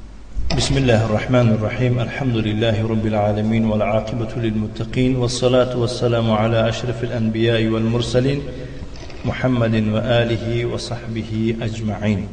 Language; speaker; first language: Arabic; non-native, fluent; Tajik